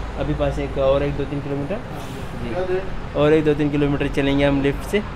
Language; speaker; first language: Hindi; native; Hindi